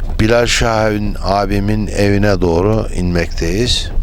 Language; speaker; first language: Turkish; native; Turkish